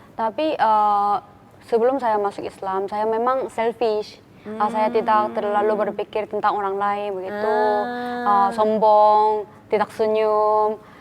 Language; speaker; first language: Indonesian; non-native, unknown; Korean